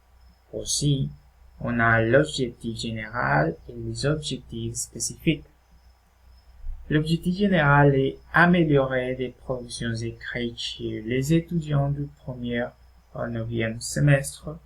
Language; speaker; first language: French; non-native, fluent; Spanish